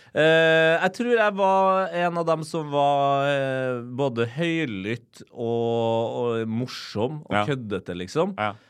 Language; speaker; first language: Norwegian; native; Norwegian